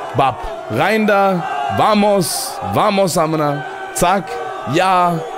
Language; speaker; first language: German; early bilingual, other home language; Turkish